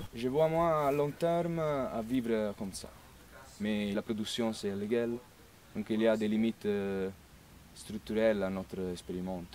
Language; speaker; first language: French; non-native, learner; Italian